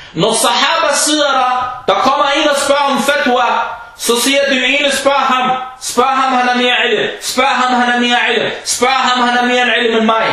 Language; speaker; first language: Danish; early bilingual, other home language; Arabic